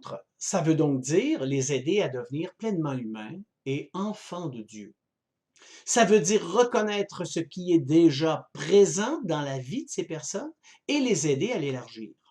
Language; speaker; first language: French; native; French